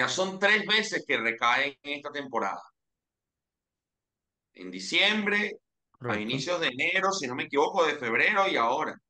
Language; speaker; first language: Spanish; native; Spanish